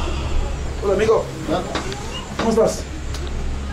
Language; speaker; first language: Spanish; non-native, learner; English